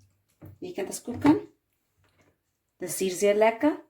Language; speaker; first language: German; non-native, learner; Urdu